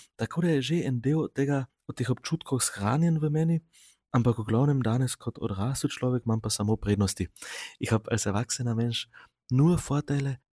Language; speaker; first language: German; non-native, local second language; Slovenian